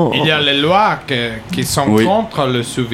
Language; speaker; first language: French; non-native, learner; English